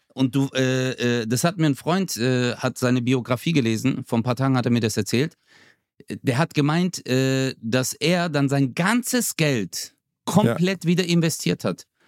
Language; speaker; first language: German; early bilingual, other home language; Turkish